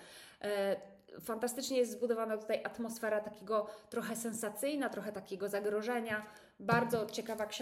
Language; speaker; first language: Polish; native; Polish